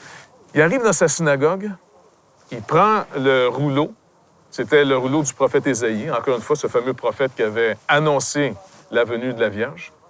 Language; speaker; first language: French; native; French